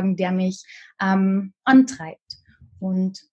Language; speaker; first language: German; native; German